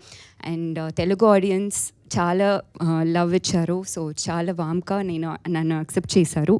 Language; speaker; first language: Telugu; non-native, local second language; Tamil